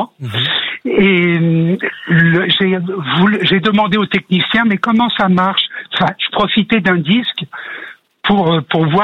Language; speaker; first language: French; native; French